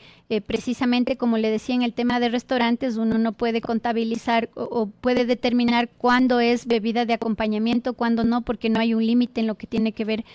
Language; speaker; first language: Spanish; native; Spanish